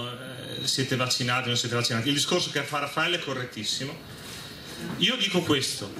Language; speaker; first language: Italian; native; Italian